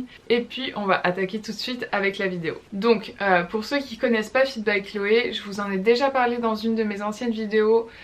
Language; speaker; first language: French; native; French